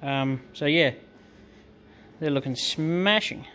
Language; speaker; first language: English; native; English